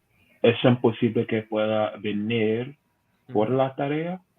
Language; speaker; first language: Spanish; non-native, learner; English